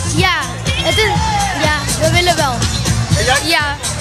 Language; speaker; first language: Dutch; early bilingual, other home language; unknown